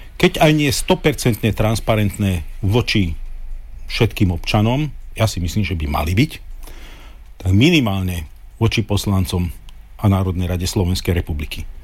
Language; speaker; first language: Slovak; native; Slovak